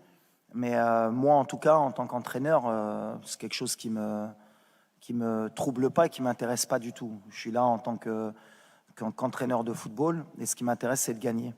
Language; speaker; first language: French; native; French